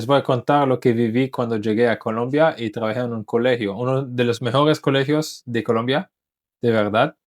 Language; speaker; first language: Spanish; non-native, fluent; English